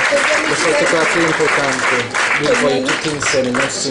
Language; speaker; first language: Italian; non-native, learner; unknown